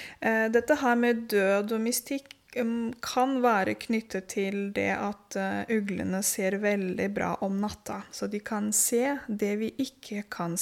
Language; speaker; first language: Norwegian; non-native, fluent; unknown